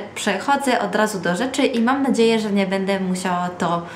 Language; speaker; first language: Polish; early bilingual, other home language; Italian